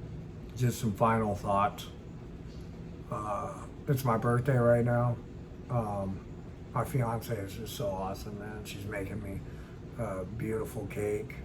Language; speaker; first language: English; native; English